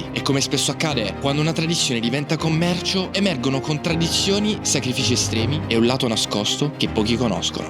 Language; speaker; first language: Italian; native; Italian